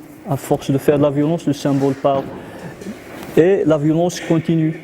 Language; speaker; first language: French; non-native, local second language; Kabyle